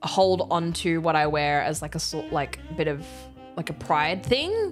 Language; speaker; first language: English; native; English